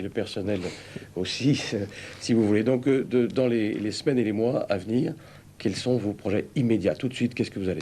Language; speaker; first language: French; native; French